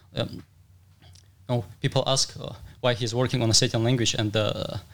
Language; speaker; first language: English; non-native, fluent; Russian